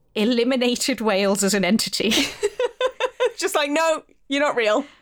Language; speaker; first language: English; native; English